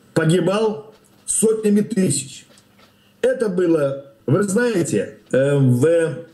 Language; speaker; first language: Russian; native; Russian